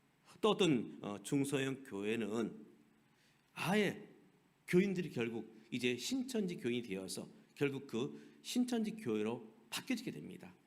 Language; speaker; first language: Korean; native; Korean